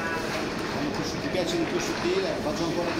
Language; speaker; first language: Italian; native; Italian